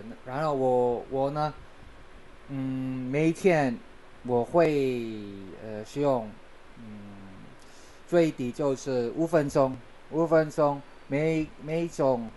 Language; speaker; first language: Chinese; non-native, learner; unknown